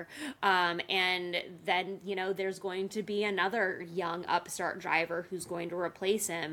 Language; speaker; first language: English; native; English